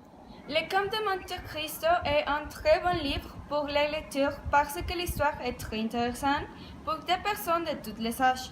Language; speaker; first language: French; non-native, learner; Spanish